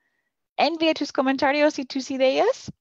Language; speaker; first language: Spanish; non-native, fluent; English